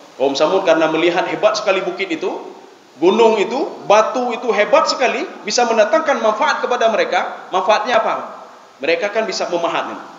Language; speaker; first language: Malay; non-native, local second language; Achinese